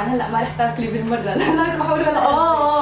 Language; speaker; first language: Arabic; native; Arabic